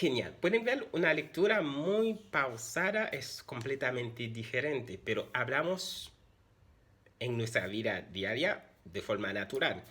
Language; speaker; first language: Spanish; non-native, fluent; Haitian Creole